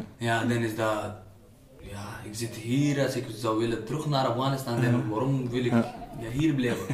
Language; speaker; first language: Dutch; non-native, learner; Pashto